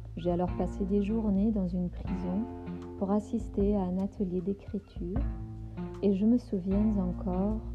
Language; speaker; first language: French; non-native, fluent; German